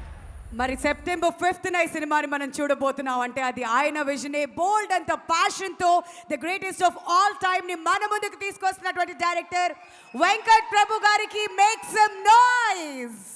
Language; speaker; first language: Telugu; native; Telugu